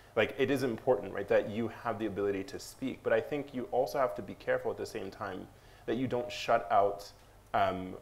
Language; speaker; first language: English; native; English